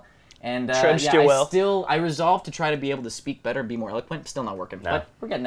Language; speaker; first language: English; native; English